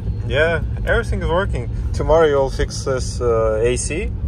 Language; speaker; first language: English; non-native, fluent; Georgian